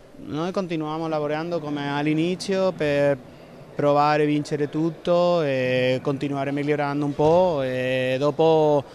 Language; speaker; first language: Italian; non-native, learner; Spanish